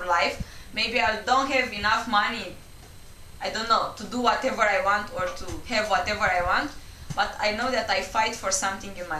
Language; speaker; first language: English; non-native, local second language; Romanian